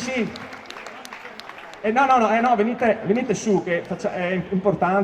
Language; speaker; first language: Italian; native; Italian